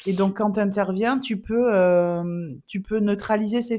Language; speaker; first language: French; native; French